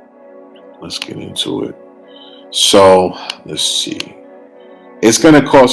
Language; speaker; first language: English; native; English